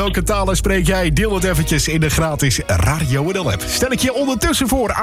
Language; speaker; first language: Dutch; native; Dutch